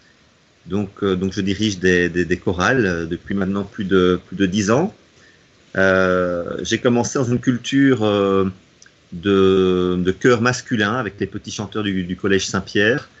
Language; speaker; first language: French; native; French